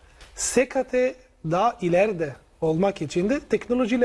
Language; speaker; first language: Turkish; non-native, learner; Italian